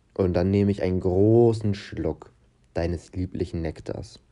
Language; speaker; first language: German; non-native, fluent; Portuguese